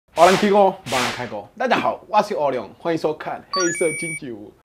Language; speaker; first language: Chinese; non-native, fluent; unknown